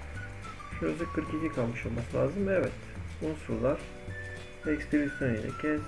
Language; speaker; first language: Turkish; native; Turkish